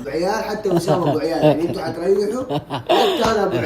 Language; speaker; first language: Arabic; native; Arabic